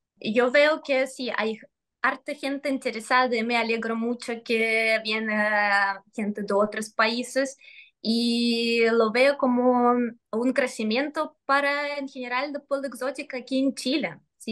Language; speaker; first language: Spanish; non-native, fluent; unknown